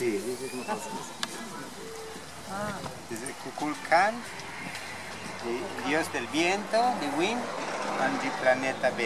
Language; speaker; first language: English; non-native, learner; Spanish